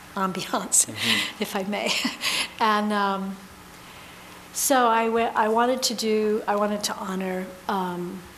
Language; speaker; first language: English; native; English